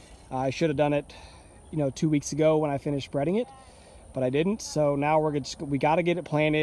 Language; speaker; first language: English; native; English